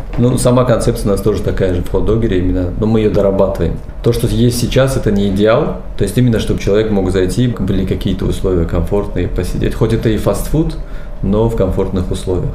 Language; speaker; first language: Russian; non-native, local second language; Tajik